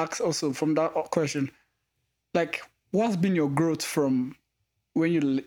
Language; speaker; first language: English; non-native, local second language; Igbo